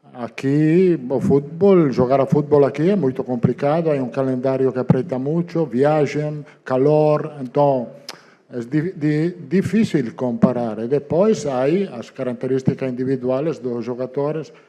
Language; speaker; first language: Portuguese; non-native, learner; Italian